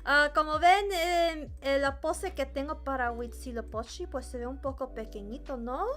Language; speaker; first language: Spanish; early bilingual, heritage; Spanish